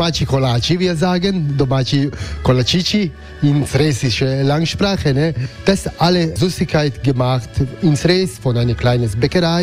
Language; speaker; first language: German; non-native, learner; Croatian